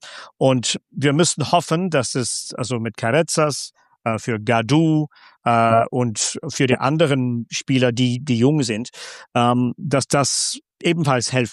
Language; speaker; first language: German; non-native, fluent; English